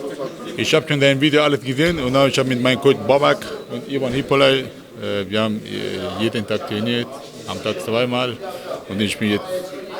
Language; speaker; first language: German; non-native, learner; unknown